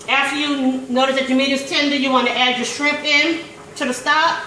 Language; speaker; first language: English; native; English